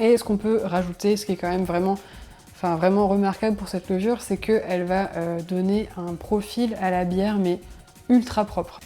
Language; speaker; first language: French; native; French